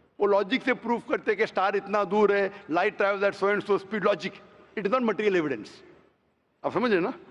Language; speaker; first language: Hindi; non-native, local second language; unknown